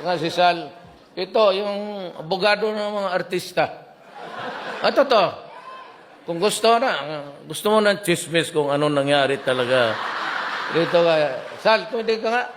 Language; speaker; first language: Filipino; non-native, local second language; Cebuano